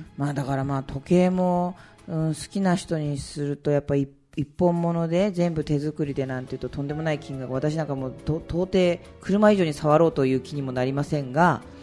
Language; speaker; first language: Japanese; native; Japanese